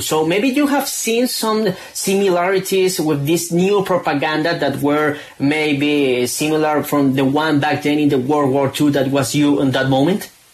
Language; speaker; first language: English; non-native, fluent; Spanish